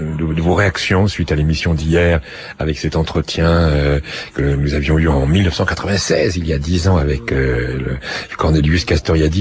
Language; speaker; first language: French; native; French